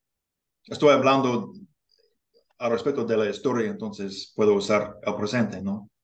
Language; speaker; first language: Spanish; non-native, learner; English